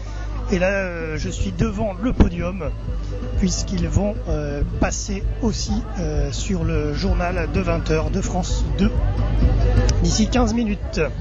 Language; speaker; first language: French; native; French